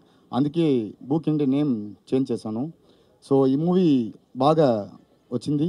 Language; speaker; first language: Telugu; non-native, learner; Tamil